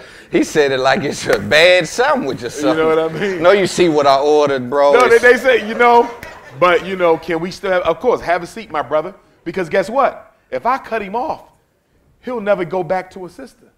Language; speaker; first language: English; native; English